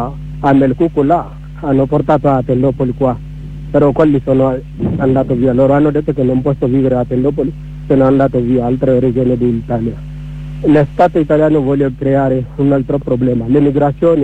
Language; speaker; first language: Italian; non-native, learner; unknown